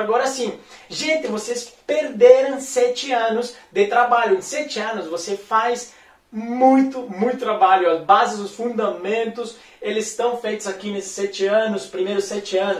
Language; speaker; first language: Portuguese; non-native, fluent; Spanish